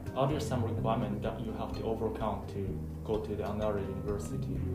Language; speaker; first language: English; non-native, fluent; Japanese